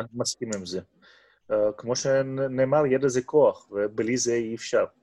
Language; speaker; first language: Hebrew; non-native, fluent; Russian